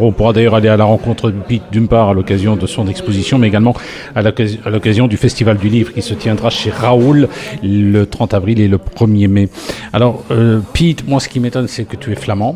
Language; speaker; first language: French; native; French